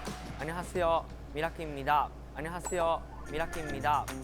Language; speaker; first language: Korean; non-native, learner; Japanese